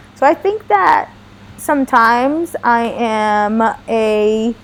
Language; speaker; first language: English; non-native, fluent; Portuguese